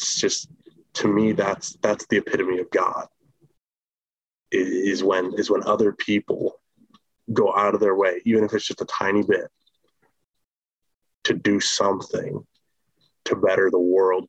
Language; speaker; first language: English; native; English